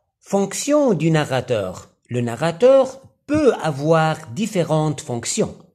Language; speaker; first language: French; non-native, local second language; Arabic